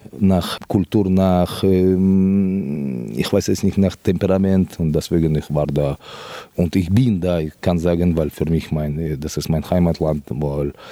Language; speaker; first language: German; non-native, fluent; Russian